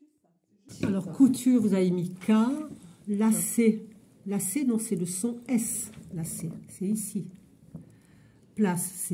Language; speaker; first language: French; native; French